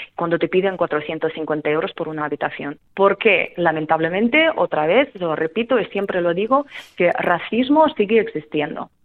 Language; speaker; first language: Spanish; non-native, fluent; Ukrainian